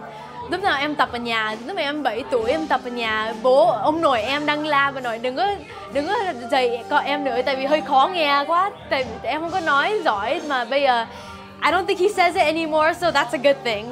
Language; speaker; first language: Vietnamese; early bilingual, heritage; Vietnamese